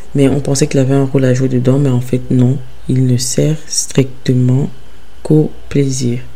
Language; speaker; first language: French; early bilingual, other home language; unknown